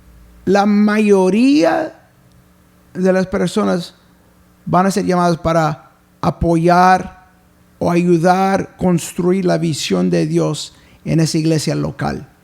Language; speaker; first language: Spanish; early bilingual, heritage; English